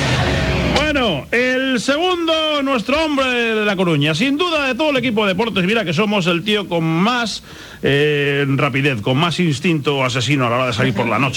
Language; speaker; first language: Spanish; native; Spanish